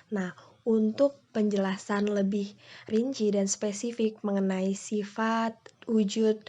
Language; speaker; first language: Indonesian; native; Indonesian